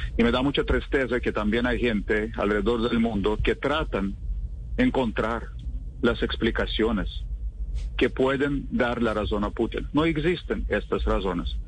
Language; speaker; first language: Spanish; non-native, fluent; Russian